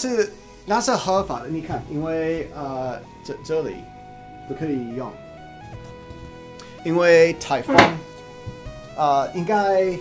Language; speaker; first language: Chinese; non-native, learner; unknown